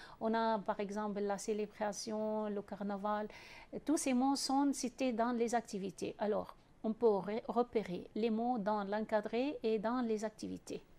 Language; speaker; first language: French; non-native, fluent; Arabic